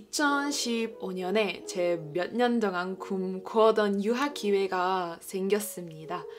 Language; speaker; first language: Korean; non-native, fluent; English